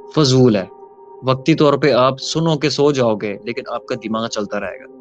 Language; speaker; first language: Urdu; early bilingual, heritage; Urdu